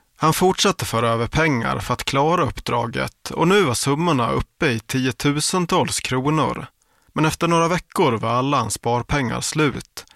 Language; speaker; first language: Swedish; native; Swedish